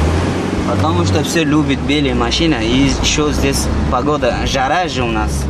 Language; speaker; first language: Russian; non-native, fluent; Uzbek